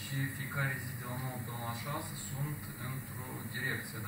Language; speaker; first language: Romanian; non-native, local second language; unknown